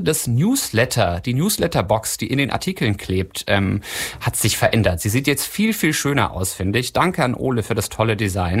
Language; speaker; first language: German; native; German